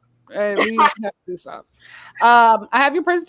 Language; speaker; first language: English; native; English